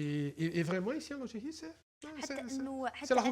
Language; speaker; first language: French; non-native, fluent; Portuguese